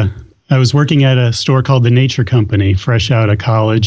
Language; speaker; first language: English; native; English